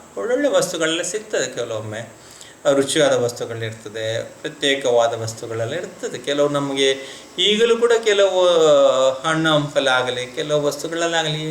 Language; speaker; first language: Kannada; non-native, local second language; Malayalam